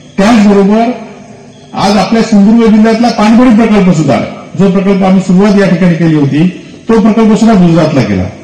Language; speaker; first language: Marathi; native; Marathi